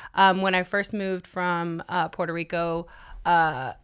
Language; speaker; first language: English; early bilingual, other home language; Spanish